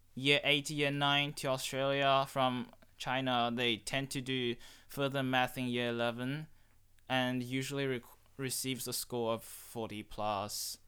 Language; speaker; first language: English; non-native, fluent; Chinese